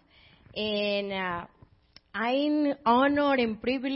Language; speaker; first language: English; non-native, fluent; Spanish